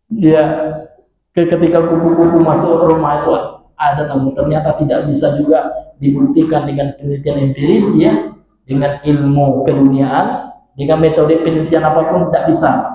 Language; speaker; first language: Indonesian; non-native, local second language; Minangkabau